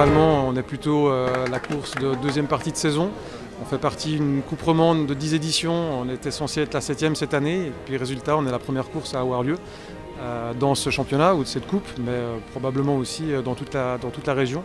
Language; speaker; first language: French; native; French